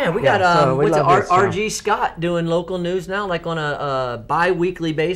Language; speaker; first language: English; native; English